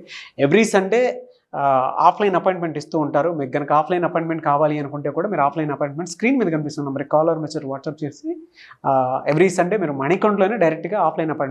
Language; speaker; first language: Telugu; native; Telugu